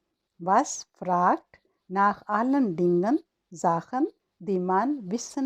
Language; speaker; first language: German; non-native, learner; Urdu